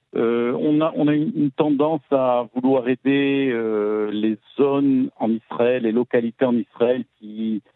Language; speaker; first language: French; native; French